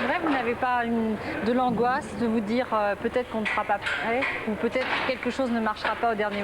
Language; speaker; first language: French; native; French